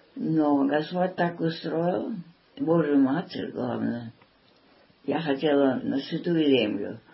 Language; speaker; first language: Russian; early bilingual, heritage; Russian